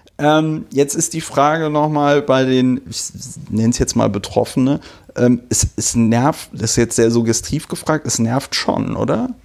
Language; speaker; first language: German; native; German